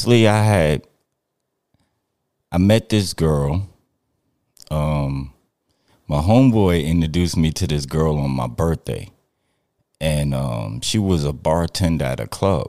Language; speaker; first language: English; native; English